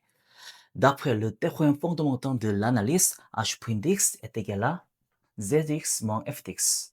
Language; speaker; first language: French; non-native, learner; Korean